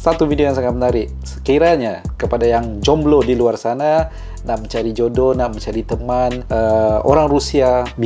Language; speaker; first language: Indonesian; non-native, local second language; Malay